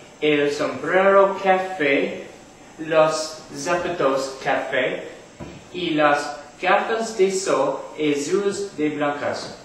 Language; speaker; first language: Spanish; non-native, learner; English